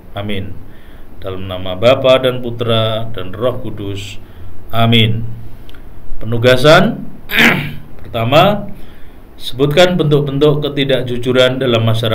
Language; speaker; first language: Indonesian; native; Indonesian